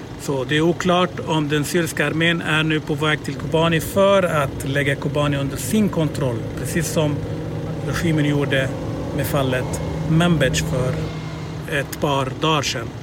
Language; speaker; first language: Swedish; non-native, fluent; Arabic